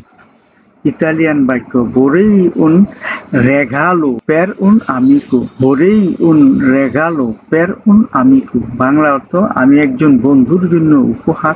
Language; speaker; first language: Italian; non-native, fluent; Bangla